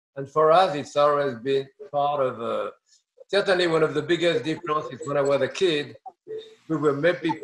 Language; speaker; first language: English; non-native, fluent; French